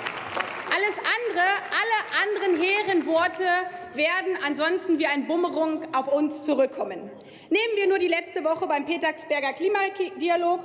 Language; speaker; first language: German; native; German